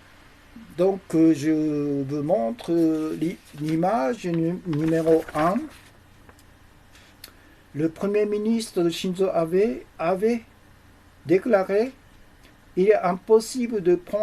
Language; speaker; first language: French; non-native, learner; Japanese